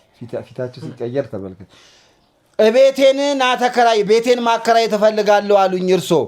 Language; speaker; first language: Amharic; native; Amharic